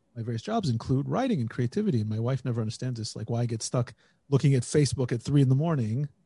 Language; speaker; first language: English; native; English